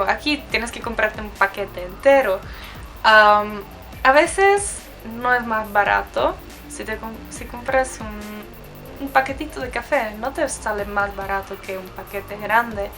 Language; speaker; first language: Spanish; non-native, fluent; Czech